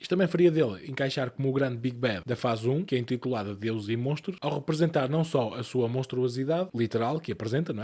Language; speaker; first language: Portuguese; native; Portuguese